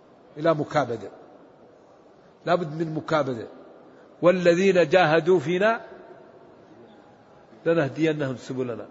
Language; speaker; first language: Arabic; native; Arabic